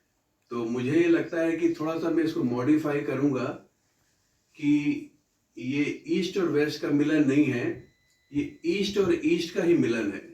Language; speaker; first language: Hindi; native; Hindi